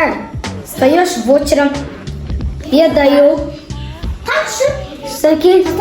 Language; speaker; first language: Russian; non-native, local second language; Kazakh